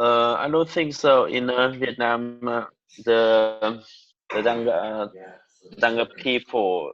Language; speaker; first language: English; non-native, learner; Vietnamese